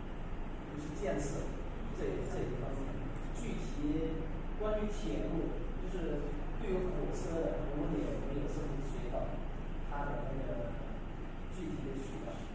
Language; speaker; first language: Chinese; non-native, fluent; Lao